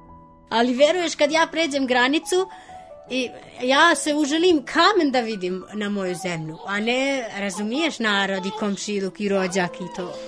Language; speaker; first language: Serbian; non-native, fluent; Albanian